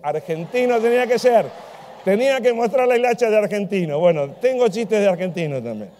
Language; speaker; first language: Spanish; native; Spanish